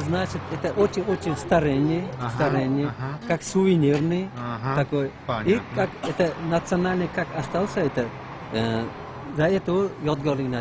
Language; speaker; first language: Russian; non-native, local second language; Uzbek